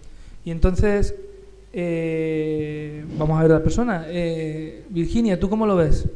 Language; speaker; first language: Spanish; native; Spanish